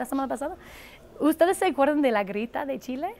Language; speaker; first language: Spanish; non-native, fluent; English